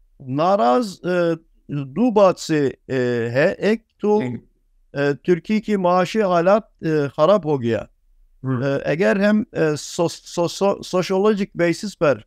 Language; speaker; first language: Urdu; non-native, fluent; Turkish